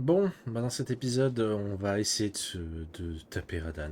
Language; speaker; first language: French; native; French